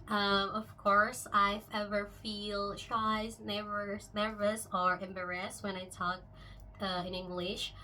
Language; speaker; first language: English; non-native, local second language; Indonesian